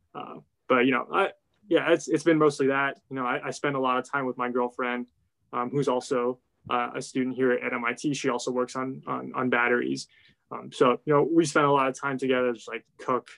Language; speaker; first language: English; native; English